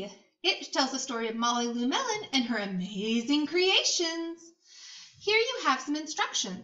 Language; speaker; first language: English; native; English